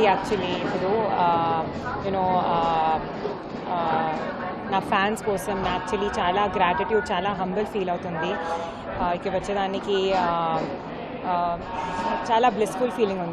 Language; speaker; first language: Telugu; non-native, learner; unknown